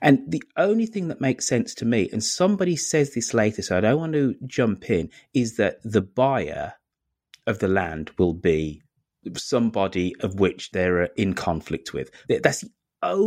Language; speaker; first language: English; native; English